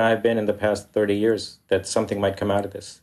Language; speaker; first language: English; non-native, local second language; Hindi